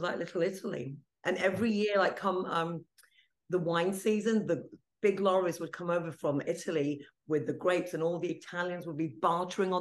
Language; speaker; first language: English; non-native, local second language; Italian